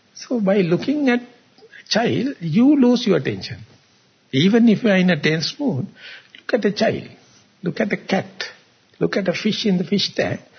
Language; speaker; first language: English; non-native, local second language; Sinhala